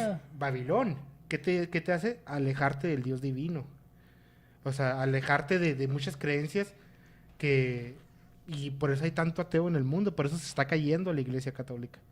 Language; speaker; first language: Spanish; native; Spanish